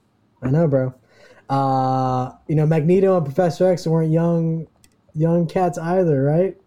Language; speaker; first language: English; native; English